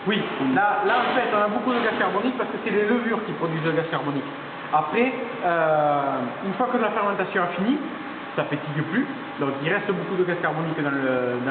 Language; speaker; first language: French; native; French